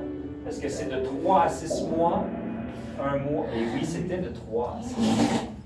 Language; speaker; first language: French; native; French